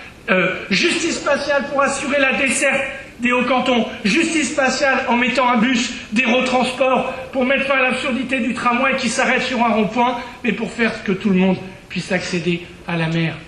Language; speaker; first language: French; native; French